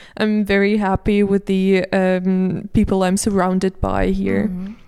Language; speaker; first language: English; non-native, fluent; Russian